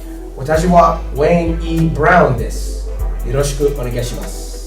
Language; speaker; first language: Japanese; non-native, learner; English